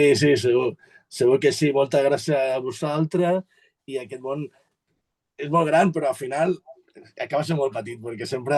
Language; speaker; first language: Catalan; native; Catalan